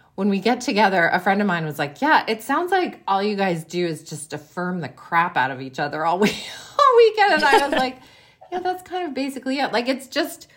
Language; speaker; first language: English; native; English